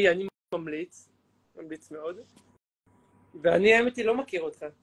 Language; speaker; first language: Hebrew; native; Hebrew